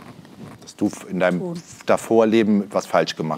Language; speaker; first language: German; native; German